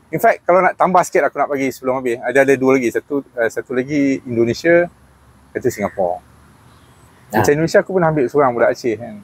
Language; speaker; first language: Malay; native; Malay